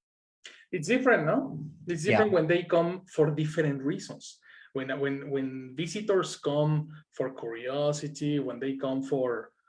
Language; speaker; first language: English; non-native, fluent; Spanish